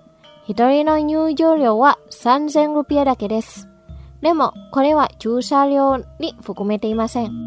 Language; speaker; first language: Japanese; non-native, fluent; Indonesian